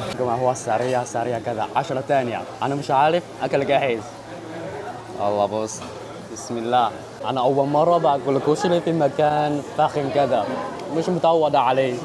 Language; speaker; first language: Arabic; non-native, learner; Chinese